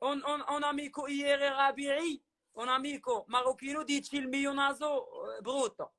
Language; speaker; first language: Italian; non-native, learner; Arabic